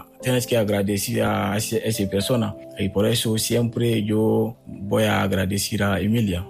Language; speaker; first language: Spanish; non-native, fluent; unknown